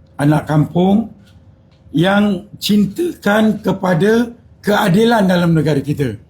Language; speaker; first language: Malay; native; Malay